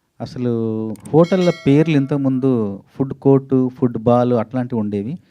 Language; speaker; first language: Telugu; native; Telugu